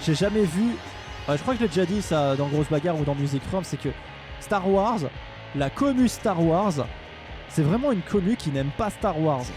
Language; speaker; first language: French; native; French